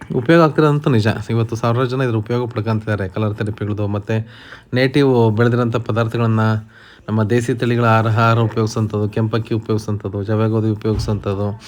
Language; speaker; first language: Kannada; native; Kannada